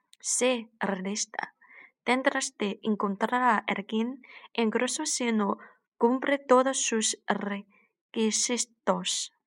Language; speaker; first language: Spanish; non-native, learner; Chinese